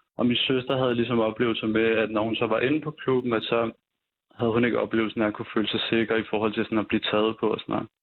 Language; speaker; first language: Danish; early bilingual, other home language; Punjabi